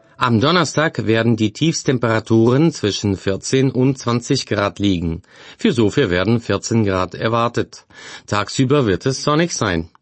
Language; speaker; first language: German; non-native, fluent; Bulgarian